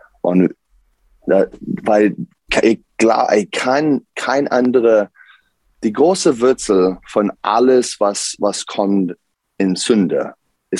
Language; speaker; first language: German; non-native, learner; English